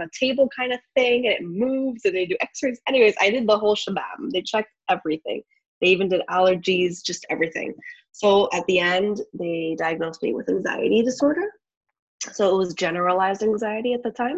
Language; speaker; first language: English; native; English